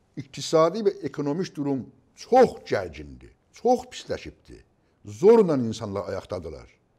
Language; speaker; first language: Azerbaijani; native; Azerbaijani